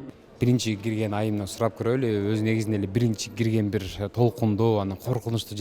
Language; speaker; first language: Kyrgyz; native; Kyrgyz